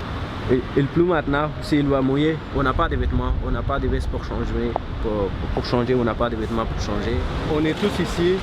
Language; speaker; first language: French; non-native, learner; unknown